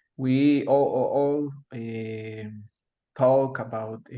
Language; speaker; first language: English; non-native, learner; Spanish